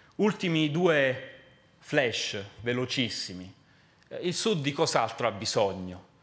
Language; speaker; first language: Italian; native; Italian